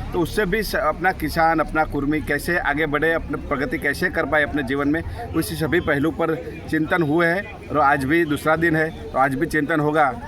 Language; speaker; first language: Hindi; non-native, local second language; Gujarati